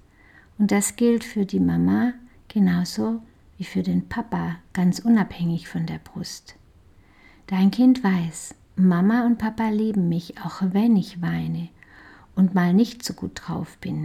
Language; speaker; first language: German; native; German